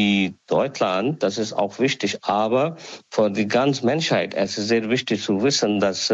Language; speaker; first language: German; non-native, learner; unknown